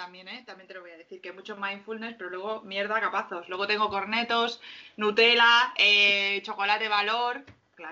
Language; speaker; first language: Spanish; native; Spanish